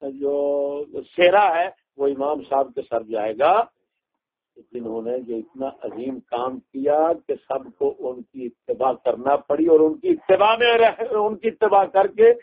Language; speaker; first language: Urdu; non-native, local second language; Punjabi